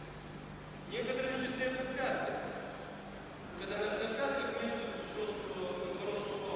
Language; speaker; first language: Russian; native; Russian